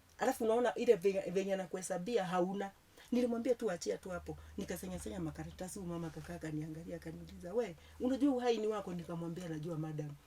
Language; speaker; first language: Swahili; non-native, local second language; Kikuyu